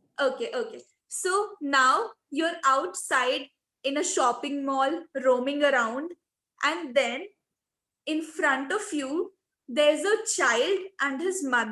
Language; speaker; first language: English; non-native, local second language; Hindi